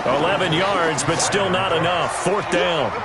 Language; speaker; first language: English; native; English